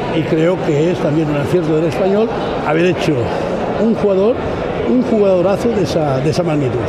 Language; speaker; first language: Spanish; non-native, local second language; Catalan